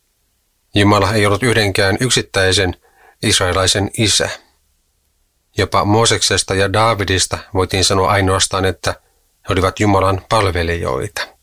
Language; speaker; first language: Finnish; native; Finnish